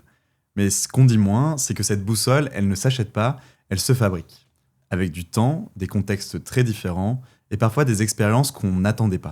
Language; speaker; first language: French; native; French